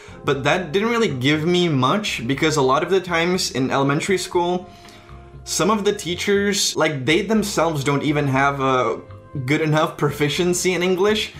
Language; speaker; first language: English; non-native, fluent; Czech